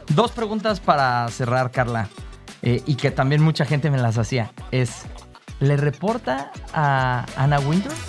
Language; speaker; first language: Spanish; native; Spanish